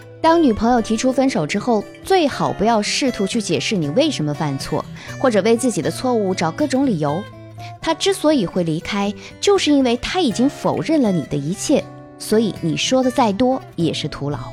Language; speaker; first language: Chinese; native; Chinese